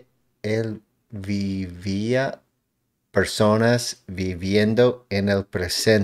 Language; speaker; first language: Spanish; non-native, learner; English